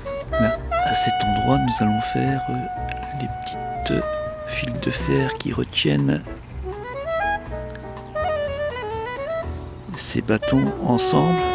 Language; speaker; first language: French; native; French